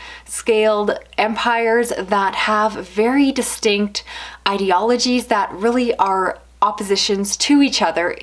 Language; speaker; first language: English; native; English